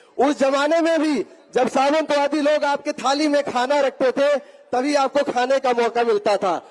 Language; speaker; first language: Hindi; native; Hindi